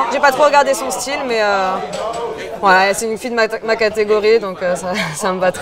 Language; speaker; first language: French; native; French